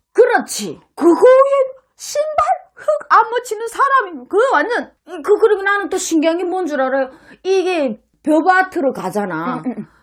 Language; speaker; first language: Korean; native; Korean